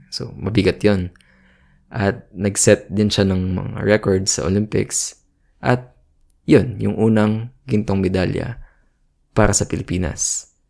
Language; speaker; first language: Filipino; native; Filipino